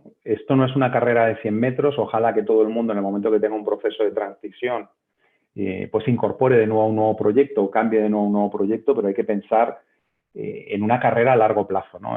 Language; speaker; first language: Spanish; native; Spanish